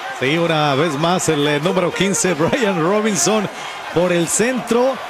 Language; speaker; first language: Spanish; native; Spanish